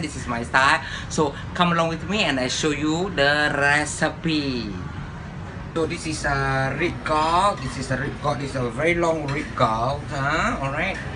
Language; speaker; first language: English; non-native, local second language; Malay